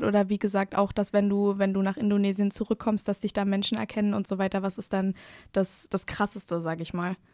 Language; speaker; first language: German; native; German